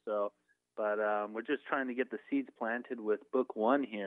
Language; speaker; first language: English; native; English